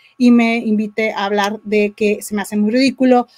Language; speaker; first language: Spanish; native; Spanish